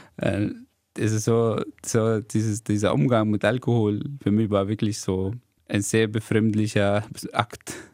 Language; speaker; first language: German; non-native, fluent; Arabic